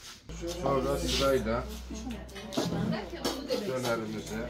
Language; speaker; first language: Turkish; native; Turkish